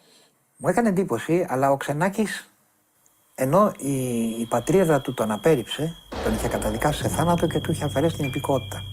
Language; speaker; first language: Greek; native; Greek